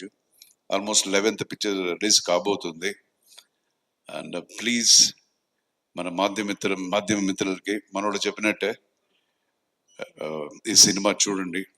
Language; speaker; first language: Telugu; non-native, fluent; Kannada